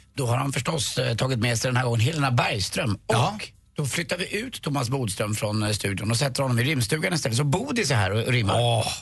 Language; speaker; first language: Swedish; native; Swedish